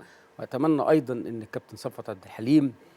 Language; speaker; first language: Arabic; native; Arabic